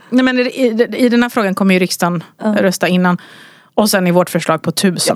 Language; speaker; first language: Swedish; early bilingual, other home language; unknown